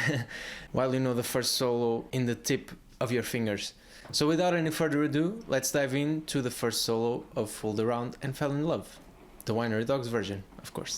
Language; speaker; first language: English; non-native, fluent; Portuguese